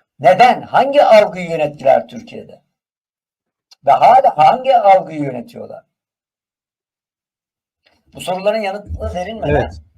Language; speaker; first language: Turkish; native; Turkish